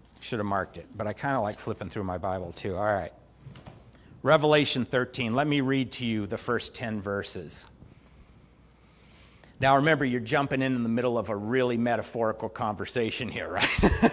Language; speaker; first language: English; native; English